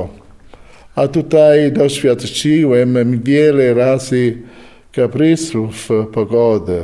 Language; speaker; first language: Polish; non-native, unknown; Italian